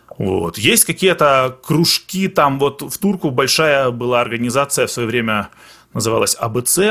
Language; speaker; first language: Russian; early bilingual, other home language; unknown